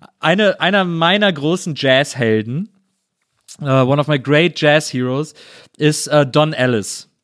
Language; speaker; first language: German; native; German